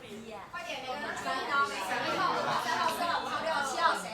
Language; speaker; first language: Chinese; native; Chinese